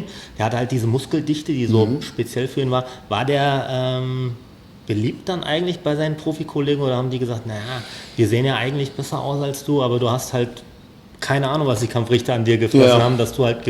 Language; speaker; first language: German; native; German